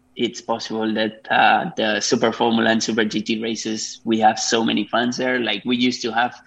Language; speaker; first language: English; non-native, fluent; Spanish